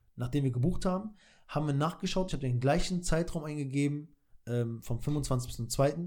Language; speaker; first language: German; early bilingual, other home language; Albanian